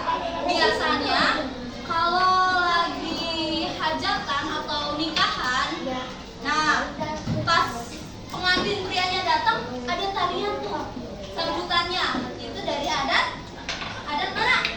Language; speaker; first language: Indonesian; native; Indonesian